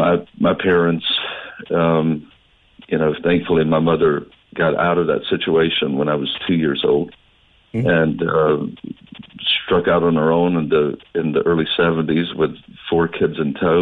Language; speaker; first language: English; native; English